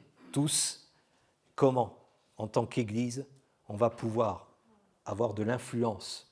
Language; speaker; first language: French; native; French